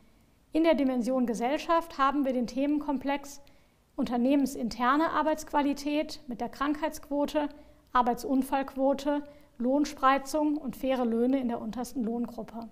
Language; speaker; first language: German; native; German